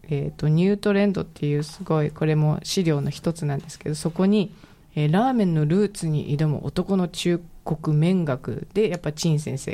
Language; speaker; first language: Japanese; native; Japanese